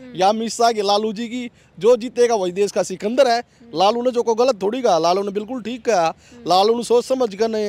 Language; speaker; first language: Hindi; native; Hindi